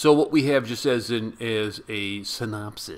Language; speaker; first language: English; native; English